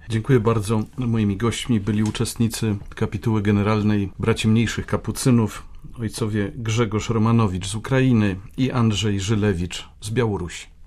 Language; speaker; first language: Polish; native; Polish